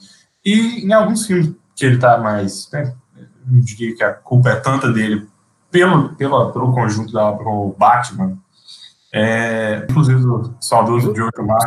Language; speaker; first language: Portuguese; native; Portuguese